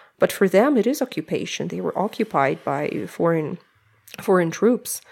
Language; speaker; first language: English; non-native, fluent; Russian